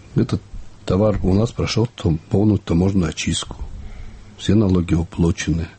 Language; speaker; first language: Russian; non-native, local second language; Kyrgyz